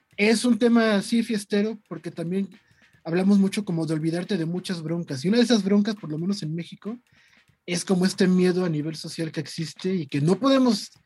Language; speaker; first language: Spanish; native; Spanish